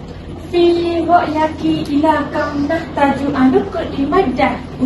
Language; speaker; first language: Arabic; non-native, learner; Malay